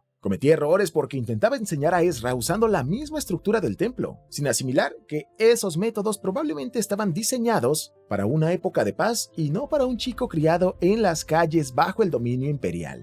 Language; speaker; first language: Spanish; native; Spanish